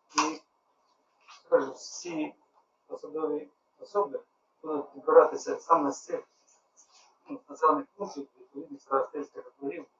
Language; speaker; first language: Ukrainian; native; Ukrainian